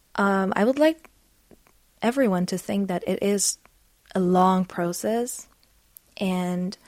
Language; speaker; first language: English; non-native, fluent; Polish